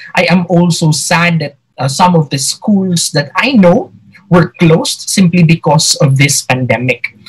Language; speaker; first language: English; non-native, local second language; Hiligaynon